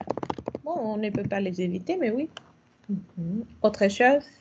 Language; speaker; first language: French; non-native, fluent; Spanish